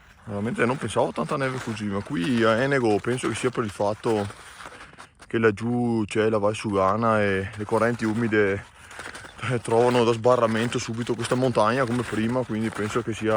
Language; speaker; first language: Italian; native; Italian